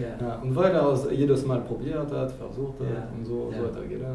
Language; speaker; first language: German; non-native, fluent; French